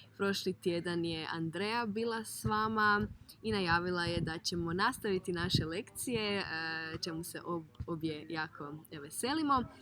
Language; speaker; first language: Croatian; native; Croatian